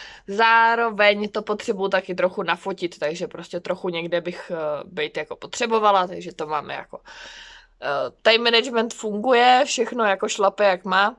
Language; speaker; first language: Czech; native; Czech